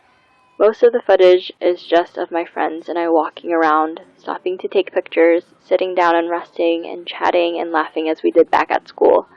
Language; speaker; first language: English; native; English